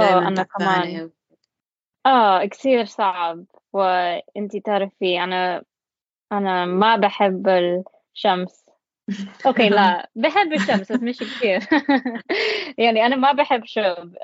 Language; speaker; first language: Arabic; non-native, learner; English